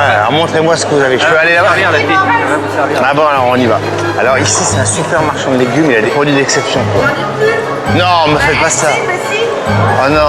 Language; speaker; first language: French; native; French